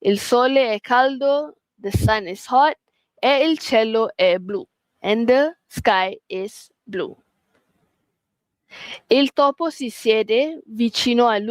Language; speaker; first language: Italian; non-native, fluent; Malay